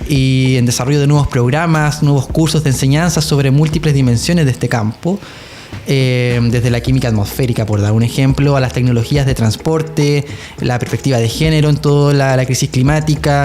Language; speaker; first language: Spanish; native; Spanish